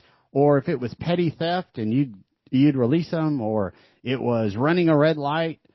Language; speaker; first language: English; native; English